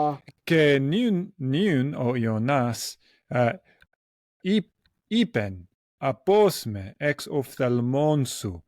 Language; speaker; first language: Greek; non-native, learner; English